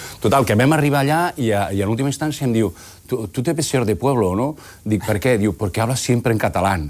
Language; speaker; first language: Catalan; non-native, local second language; Spanish